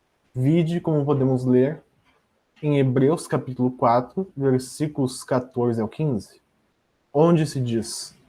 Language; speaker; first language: Portuguese; native; Portuguese